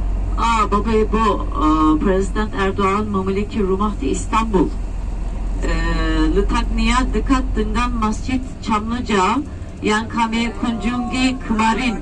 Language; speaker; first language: Indonesian; non-native, fluent; Turkish